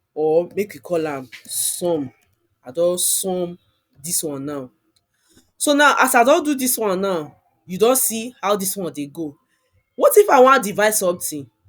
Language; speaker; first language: Nigerian Pidgin; non-native, local second language; Yoruba